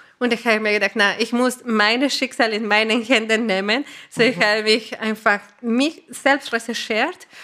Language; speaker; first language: German; non-native, fluent; Spanish